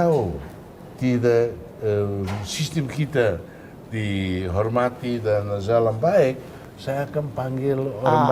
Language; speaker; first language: Indonesian; non-native, fluent; Tetum